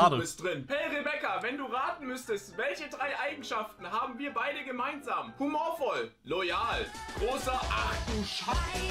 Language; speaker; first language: German; native; German